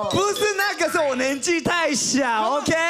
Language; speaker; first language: Chinese; early bilingual, heritage; Chinese